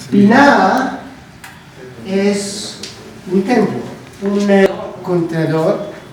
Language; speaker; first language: Spanish; non-native, learner; Hebrew